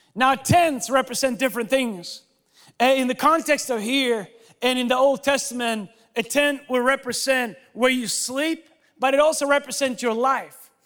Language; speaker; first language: English; non-native, fluent; Swedish